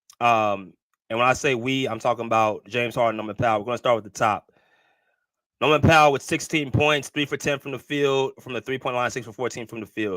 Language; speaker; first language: English; native; English